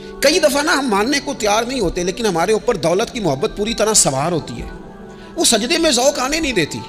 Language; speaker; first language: Urdu; non-native, local second language; Punjabi